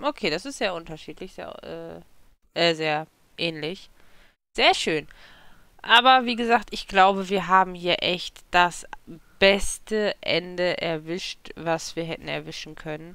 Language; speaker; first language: German; native; German